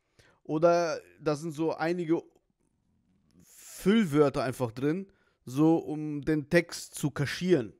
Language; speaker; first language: German; native; German